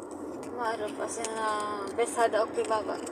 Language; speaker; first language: Arabic; non-native, learner; Filipino